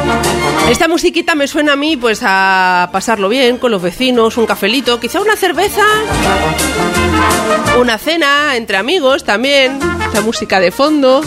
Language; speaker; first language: Spanish; native; Spanish